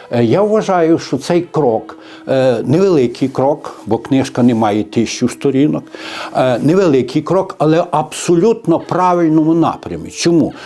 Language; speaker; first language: Ukrainian; native; Ukrainian